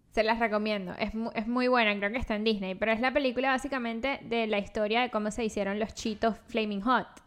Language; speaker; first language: Spanish; native; Spanish